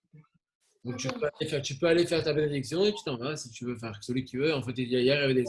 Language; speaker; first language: French; native; French